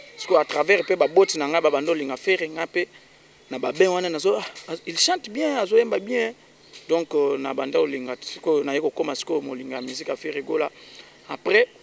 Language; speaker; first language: Lingala; native; Lingala